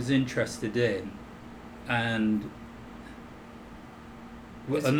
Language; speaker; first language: English; native; English